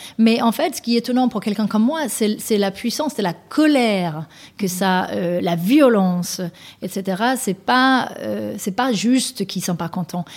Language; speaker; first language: French; non-native, fluent; Danish